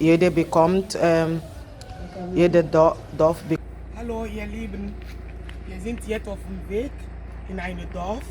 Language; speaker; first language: German; non-native, fluent; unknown